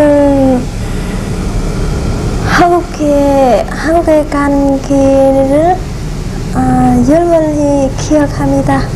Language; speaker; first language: Korean; non-native, learner; Vietnamese